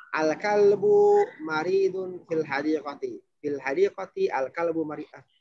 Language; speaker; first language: Arabic; non-native, fluent; Indonesian